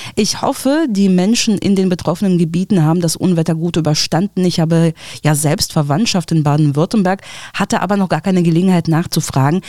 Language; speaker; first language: German; early bilingual, other home language; Russian